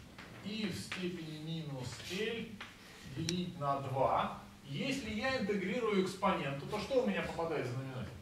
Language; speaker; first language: Russian; native; Russian